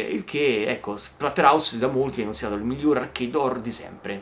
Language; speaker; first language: Italian; native; Italian